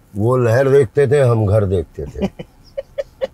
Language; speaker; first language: Hindi; native; Hindi